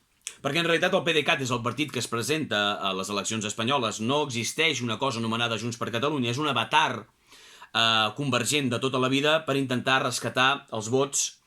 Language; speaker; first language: Catalan; native; Catalan